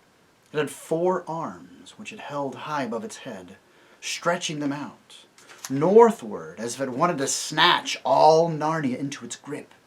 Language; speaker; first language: English; native; English